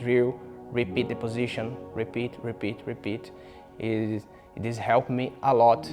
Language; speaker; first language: English; non-native, learner; Portuguese